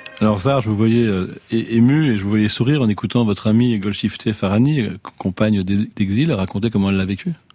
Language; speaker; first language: French; native; French